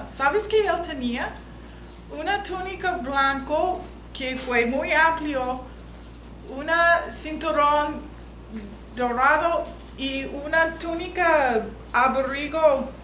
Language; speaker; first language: Spanish; non-native, learner; English